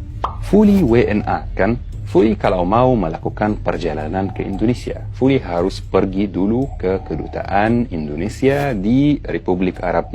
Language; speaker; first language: Indonesian; non-native, fluent; Arabic